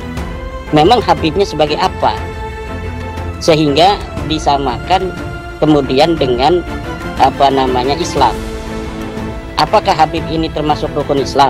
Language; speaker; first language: Indonesian; native; Indonesian